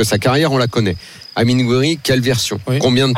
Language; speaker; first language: French; native; French